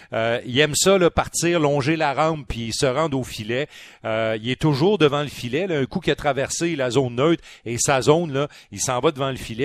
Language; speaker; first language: French; native; French